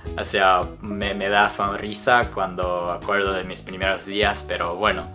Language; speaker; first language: Spanish; non-native, fluent; Japanese